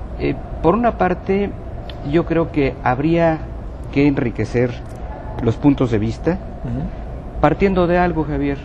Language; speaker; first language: Spanish; native; Spanish